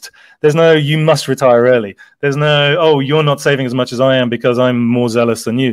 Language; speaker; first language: English; native; English